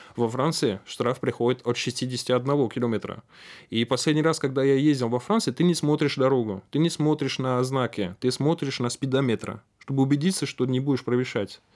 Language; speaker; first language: Russian; non-native, fluent; French